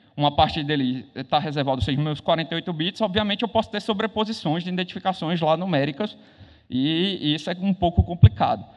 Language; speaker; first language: Portuguese; native; Portuguese